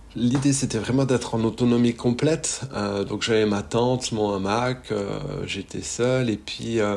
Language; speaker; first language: French; native; French